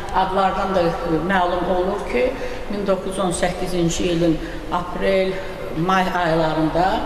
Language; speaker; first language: Azerbaijani; native; Azerbaijani